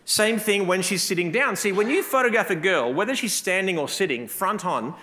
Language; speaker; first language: English; native; English